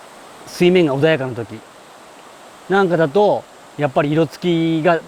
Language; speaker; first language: Japanese; native; Japanese